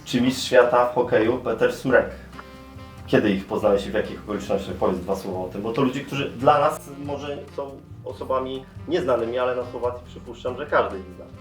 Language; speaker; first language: Polish; native; Polish